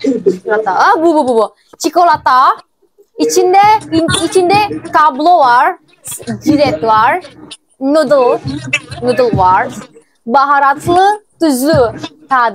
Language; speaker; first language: Turkish; non-native, learner; Indonesian